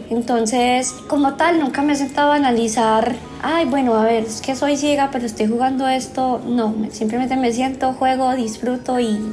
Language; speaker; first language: Spanish; native; Spanish